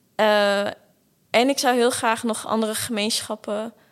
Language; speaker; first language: Dutch; early bilingual, other home language; Portuguese